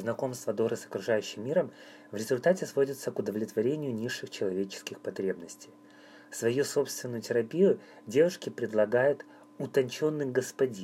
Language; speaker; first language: Russian; native; Russian